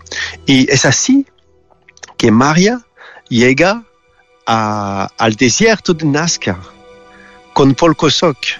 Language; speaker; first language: Spanish; non-native, learner; French